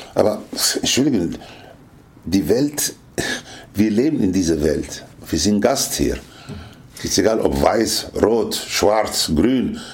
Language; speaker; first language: German; non-native, fluent; Spanish